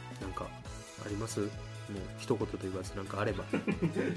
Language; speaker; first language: Japanese; native; Japanese